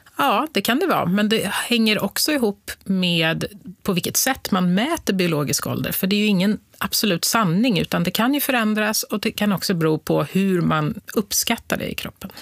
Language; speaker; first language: Swedish; native; Swedish